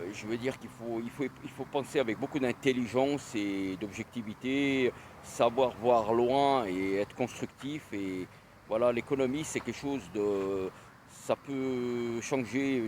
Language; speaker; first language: French; native; French